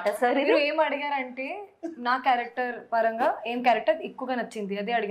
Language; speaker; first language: Telugu; non-native, learner; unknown